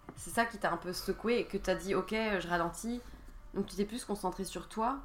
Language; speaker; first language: French; native; French